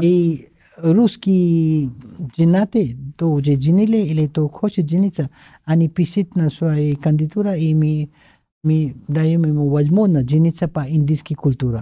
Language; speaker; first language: Russian; non-native, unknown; Hindi